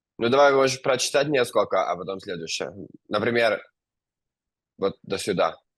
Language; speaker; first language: Russian; non-native, fluent; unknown